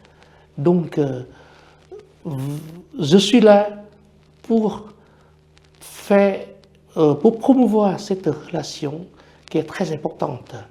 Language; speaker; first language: French; non-native, fluent; Vietnamese